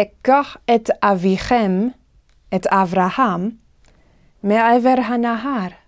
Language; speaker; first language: Hebrew; non-native, fluent; English